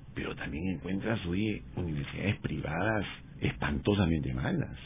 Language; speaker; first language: Spanish; native; Spanish